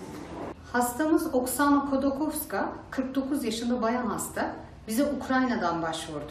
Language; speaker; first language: Turkish; native; Turkish